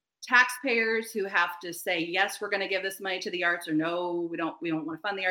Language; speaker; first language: English; native; English